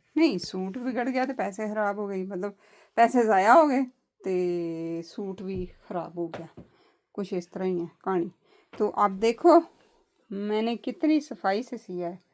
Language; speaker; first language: Urdu; non-native, local second language; Punjabi